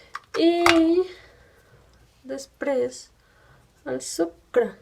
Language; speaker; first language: Catalan; non-native, fluent; Spanish